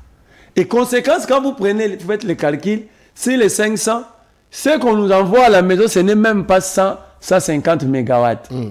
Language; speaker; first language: French; non-native, local second language; Lingala